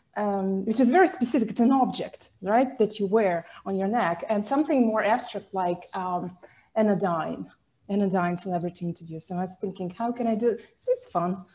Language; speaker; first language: English; non-native, fluent; Russian